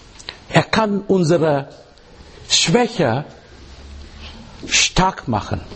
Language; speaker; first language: German; non-native, learner; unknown